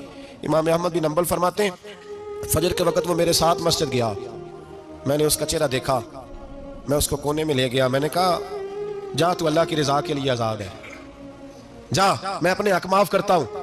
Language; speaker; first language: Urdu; non-native, local second language; Punjabi